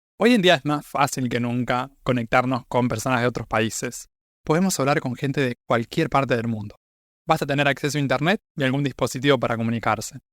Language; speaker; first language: Spanish; native; Spanish